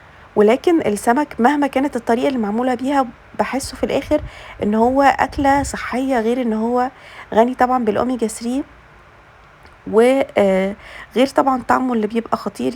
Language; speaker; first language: Arabic; native; Arabic